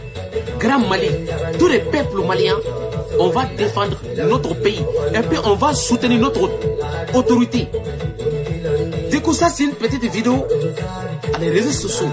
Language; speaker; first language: French; non-native, local second language; Bambara